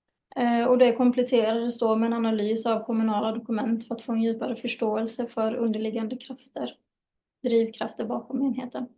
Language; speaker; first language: Swedish; native; Swedish